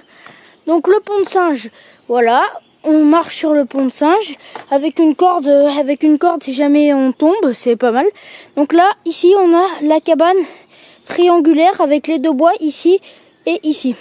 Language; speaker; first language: French; native; French